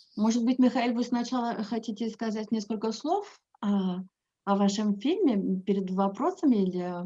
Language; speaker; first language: Russian; non-native, fluent; French